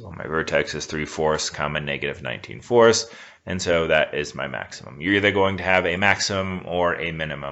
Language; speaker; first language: English; native; English